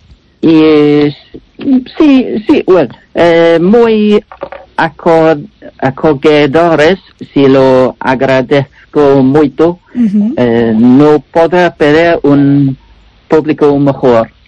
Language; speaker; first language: Spanish; non-native, learner; English